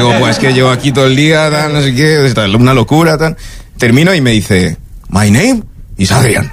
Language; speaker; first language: Spanish; early bilingual, other home language; English